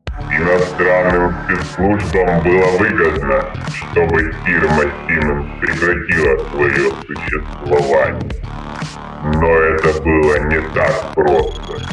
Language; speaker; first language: Russian; native; Russian